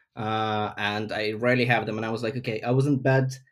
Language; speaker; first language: English; non-native, fluent; Ukrainian